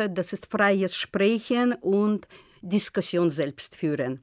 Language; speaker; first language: German; non-native, fluent; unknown